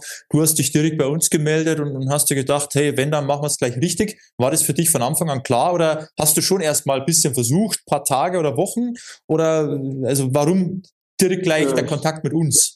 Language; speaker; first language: German; native; German